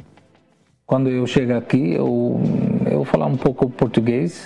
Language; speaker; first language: Portuguese; non-native, learner; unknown